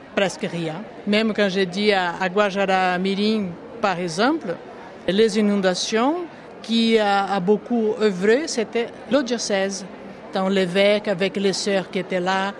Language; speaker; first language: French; non-native, local second language; Portuguese